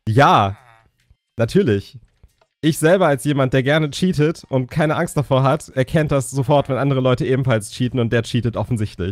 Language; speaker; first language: German; native; German